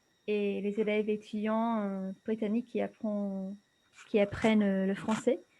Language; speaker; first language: French; non-native, fluent; English